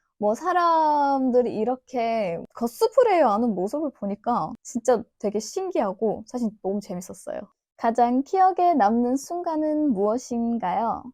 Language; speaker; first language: Korean; non-native, fluent; Turkish